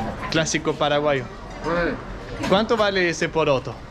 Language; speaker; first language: Spanish; non-native, fluent; Danish